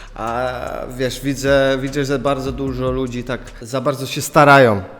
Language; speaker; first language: Polish; early bilingual, heritage; Polish